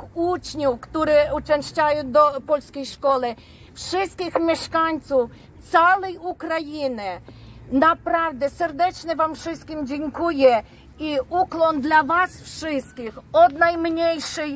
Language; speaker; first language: Polish; non-native, fluent; Ukrainian